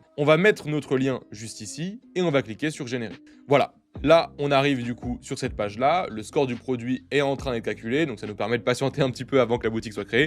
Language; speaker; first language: French; native; French